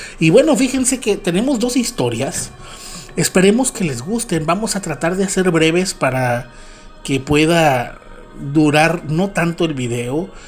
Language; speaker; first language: Spanish; native; Spanish